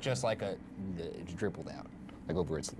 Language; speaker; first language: English; native; English